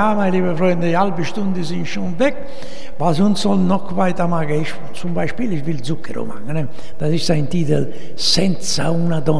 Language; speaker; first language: German; non-native, learner; Italian